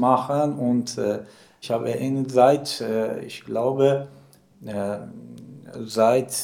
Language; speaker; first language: German; non-native, learner; Persian